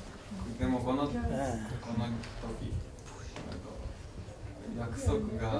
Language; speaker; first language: Japanese; non-native, learner; Georgian